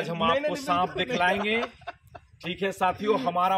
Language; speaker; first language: Hindi; native; Hindi